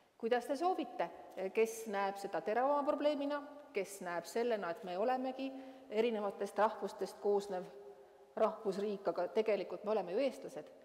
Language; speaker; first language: Estonian; native; Estonian